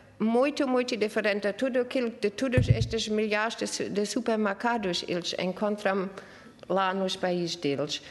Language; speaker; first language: Portuguese; non-native, fluent; German